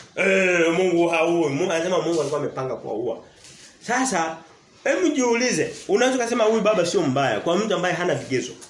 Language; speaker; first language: Swahili; native; Swahili